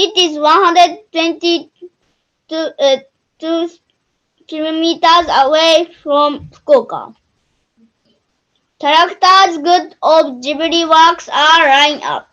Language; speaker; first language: English; non-native, learner; Japanese